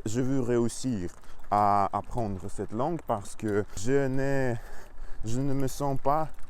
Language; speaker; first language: French; non-native, learner; Russian